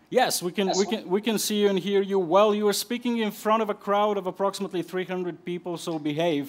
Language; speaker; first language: English; non-native, fluent; Bulgarian